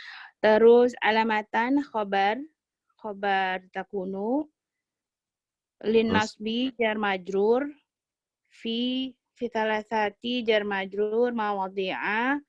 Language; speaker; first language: Arabic; non-native, learner; Indonesian